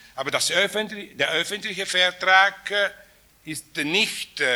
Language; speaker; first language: German; non-native, learner; Italian